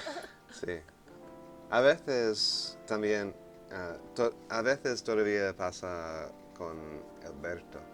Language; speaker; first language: Spanish; non-native, fluent; English